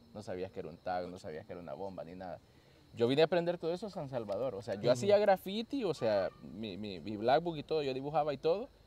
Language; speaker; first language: Spanish; native; Spanish